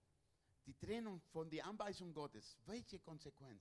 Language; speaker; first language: German; non-native, learner; Spanish